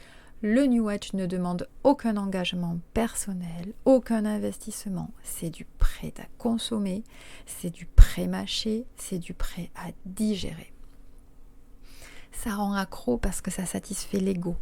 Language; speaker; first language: French; native; French